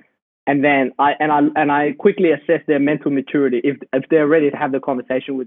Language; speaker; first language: English; native; English